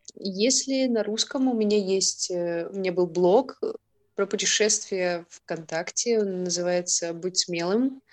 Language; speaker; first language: Russian; native; Russian